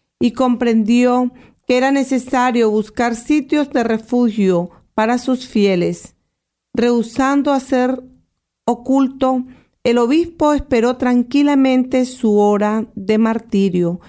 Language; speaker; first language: Spanish; native; Spanish